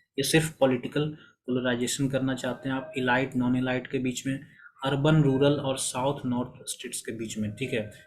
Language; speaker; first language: Hindi; native; Hindi